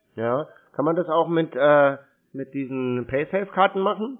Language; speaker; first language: German; native; German